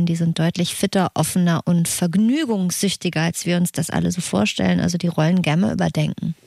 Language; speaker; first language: German; native; German